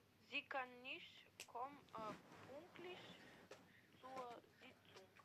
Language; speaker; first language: German; non-native, learner; Macedonian